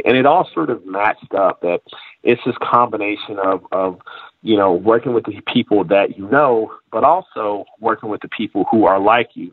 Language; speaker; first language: English; native; English